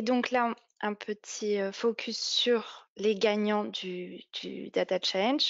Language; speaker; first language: French; native; French